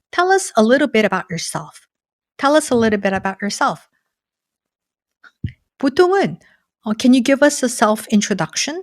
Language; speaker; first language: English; non-native, fluent; Korean